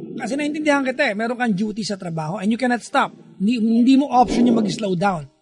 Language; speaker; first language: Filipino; native; Filipino